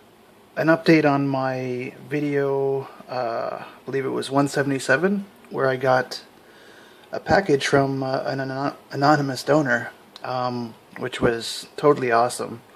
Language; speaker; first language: English; native; English